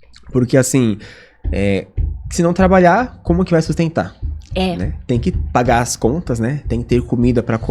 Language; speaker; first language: Portuguese; native; Portuguese